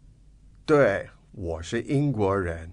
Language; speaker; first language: Chinese; non-native, fluent; English